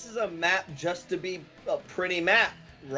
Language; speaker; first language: English; native; English